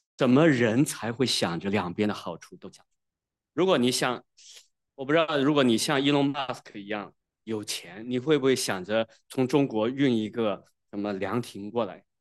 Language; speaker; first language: Chinese; native; Chinese